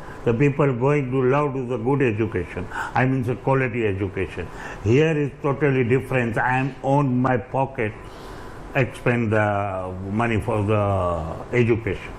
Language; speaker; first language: English; non-native, learner; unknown